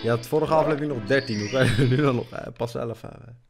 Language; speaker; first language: Dutch; native; Dutch